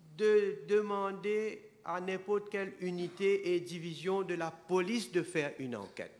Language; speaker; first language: French; non-native, local second language; Morisyen